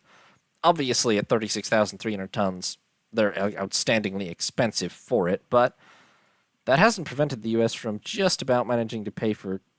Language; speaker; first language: English; native; English